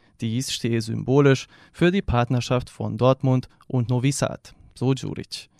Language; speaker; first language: German; non-native, fluent; Serbian